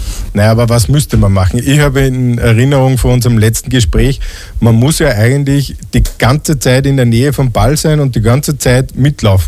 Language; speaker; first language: German; native; German